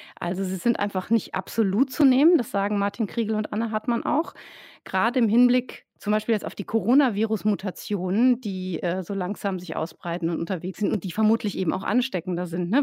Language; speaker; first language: German; native; German